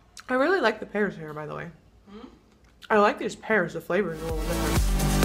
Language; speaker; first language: English; native; English